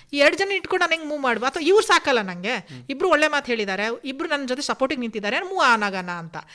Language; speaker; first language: Kannada; non-native, local second language; Kodava